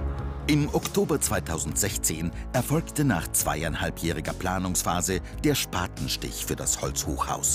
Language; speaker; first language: German; native; German